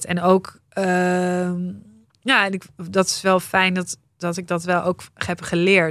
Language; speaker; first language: Dutch; native; Dutch